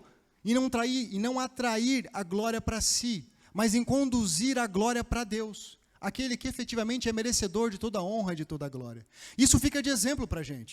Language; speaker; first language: Portuguese; native; Portuguese